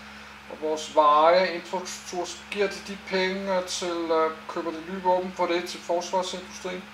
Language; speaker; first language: Danish; native; Danish